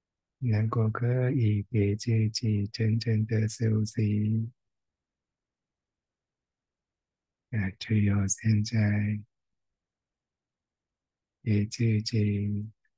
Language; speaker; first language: Chinese; non-native, fluent; Thai